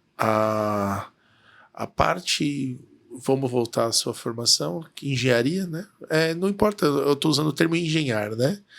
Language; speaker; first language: Portuguese; native; Portuguese